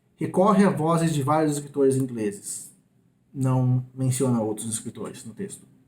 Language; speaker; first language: Portuguese; native; Portuguese